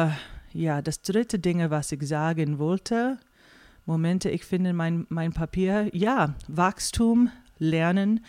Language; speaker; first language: German; non-native, fluent; English